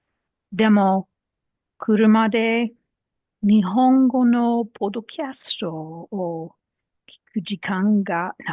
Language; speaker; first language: Japanese; non-native, learner; English